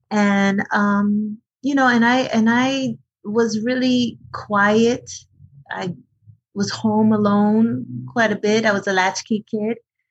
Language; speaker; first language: English; early bilingual, other home language; Spanish